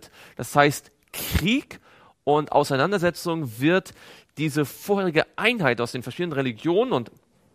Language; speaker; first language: German; native; German